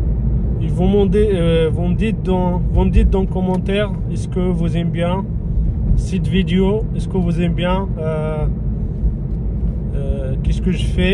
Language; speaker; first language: French; non-native, fluent; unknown